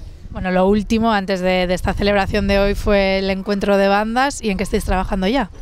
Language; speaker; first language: Spanish; native; Spanish